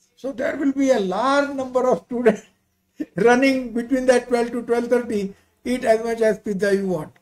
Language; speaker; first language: English; non-native, local second language; Marathi